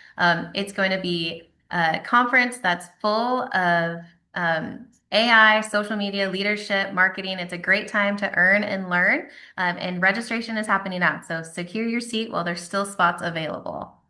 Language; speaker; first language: English; native; English